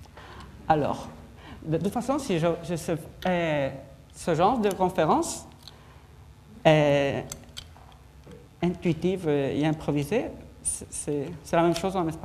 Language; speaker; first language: French; non-native, fluent; Spanish